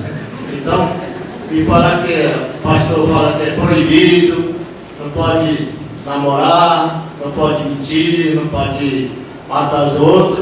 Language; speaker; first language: Portuguese; non-native, local second language; Yanomámi